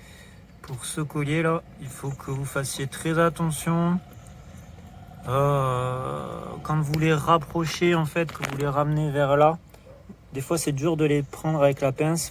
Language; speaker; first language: French; native; French